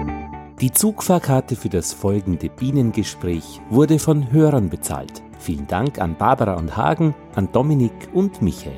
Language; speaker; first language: German; native; German